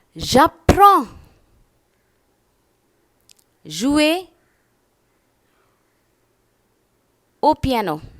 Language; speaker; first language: French; non-native, fluent; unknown